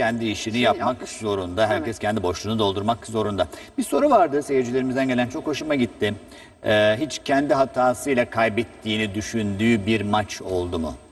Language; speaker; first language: Turkish; native; Turkish